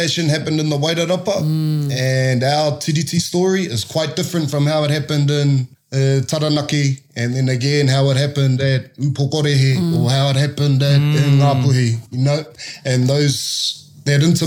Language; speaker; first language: English; native; English